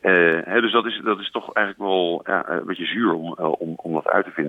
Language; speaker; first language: Dutch; native; Dutch